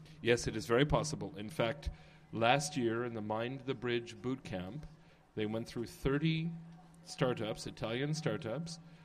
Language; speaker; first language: English; native; English